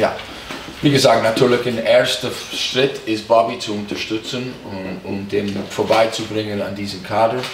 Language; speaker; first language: German; non-native, fluent; English